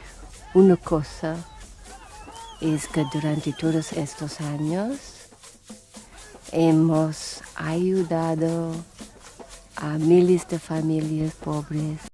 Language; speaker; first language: Spanish; non-native, fluent; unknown